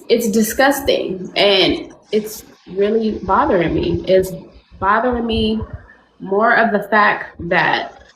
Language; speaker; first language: English; native; English